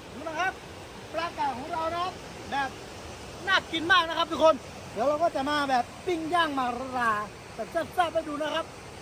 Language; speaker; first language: Thai; native; Thai